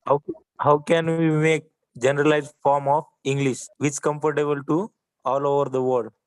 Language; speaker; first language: English; non-native, learner; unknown